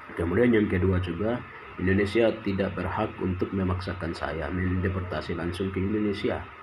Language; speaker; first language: Indonesian; native; Indonesian